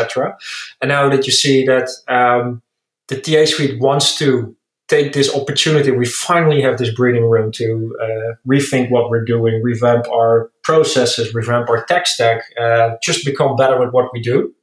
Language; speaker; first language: English; non-native, fluent; Dutch